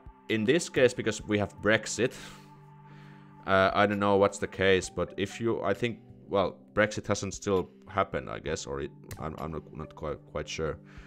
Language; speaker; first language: English; non-native, fluent; Finnish